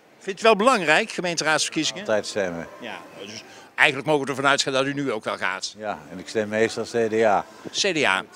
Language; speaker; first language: Dutch; native; Dutch